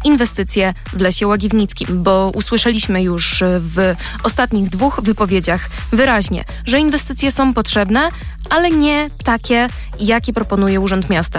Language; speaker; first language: Polish; native; Polish